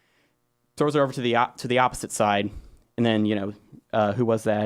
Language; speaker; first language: English; native; English